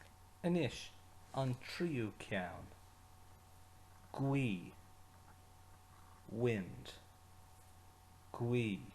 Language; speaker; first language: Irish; non-native, local second language; English